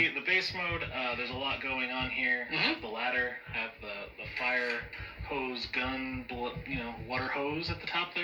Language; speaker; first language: English; native; English